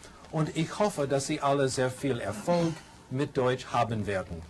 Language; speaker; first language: German; non-native, learner; English